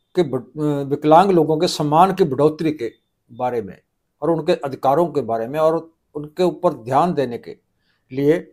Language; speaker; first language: Hindi; non-native, local second language; Punjabi